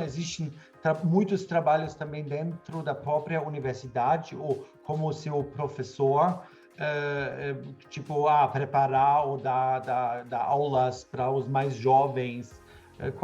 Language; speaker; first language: Portuguese; non-native, fluent; German